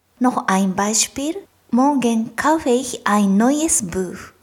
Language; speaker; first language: German; non-native, fluent; Japanese